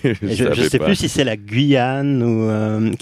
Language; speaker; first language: French; native; French